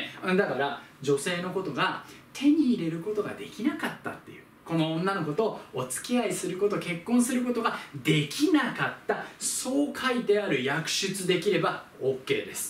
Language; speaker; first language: Japanese; native; Japanese